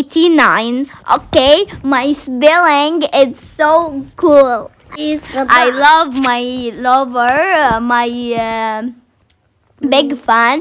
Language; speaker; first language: English; non-native, learner; Arabic